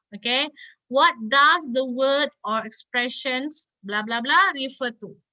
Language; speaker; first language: English; non-native, local second language; Malay